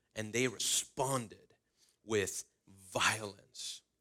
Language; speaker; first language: English; early bilingual, other home language; Spanish